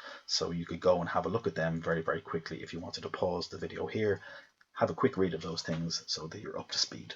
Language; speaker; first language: English; native; English